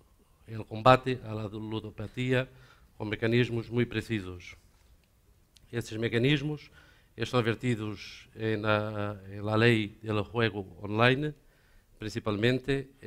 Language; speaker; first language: Spanish; non-native, learner; Portuguese